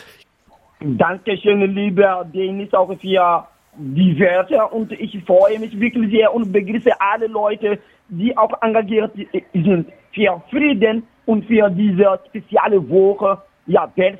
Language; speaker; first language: German; non-native, learner; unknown